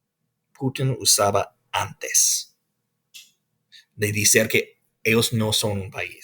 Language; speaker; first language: Spanish; non-native, fluent; English